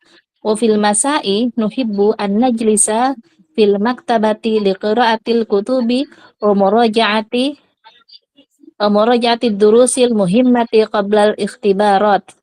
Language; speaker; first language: Arabic; non-native, learner; Indonesian